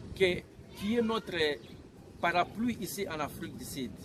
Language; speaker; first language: French; non-native, local second language; Lingala